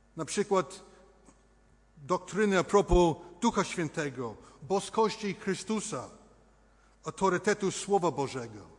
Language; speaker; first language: Polish; early bilingual, heritage; Polish